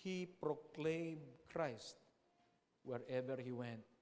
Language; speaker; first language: English; non-native, local second language; Filipino